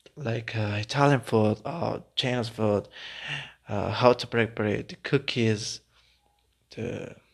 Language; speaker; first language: English; non-native, learner; Spanish